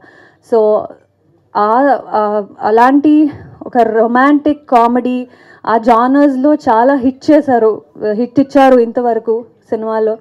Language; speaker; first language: Telugu; non-native, fluent; Kannada